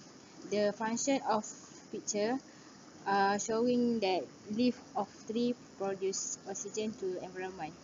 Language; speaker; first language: English; non-native, learner; Malay